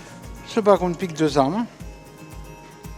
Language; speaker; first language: Romanian; non-native, fluent; French